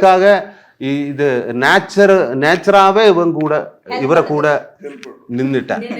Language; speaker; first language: Tamil; non-native, learner; Malayalam